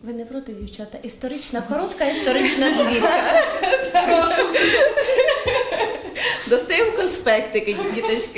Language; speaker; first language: Ukrainian; native; Ukrainian